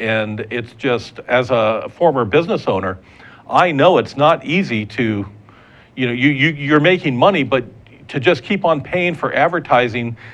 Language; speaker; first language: English; native; English